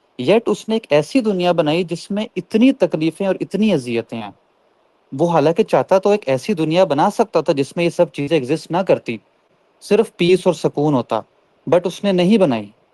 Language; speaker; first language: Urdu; native; Urdu